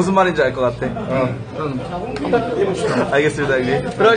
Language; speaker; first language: Korean; native; Korean